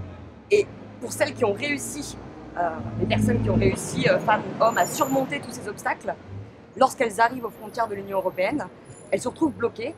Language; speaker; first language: French; native; French